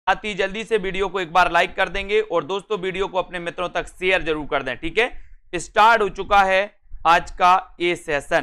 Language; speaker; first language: Hindi; native; Hindi